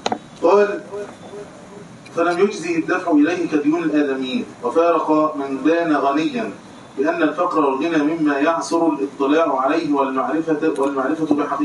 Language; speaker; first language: Arabic; native; Arabic